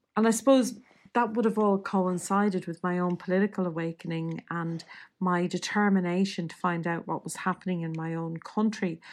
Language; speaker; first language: English; native; English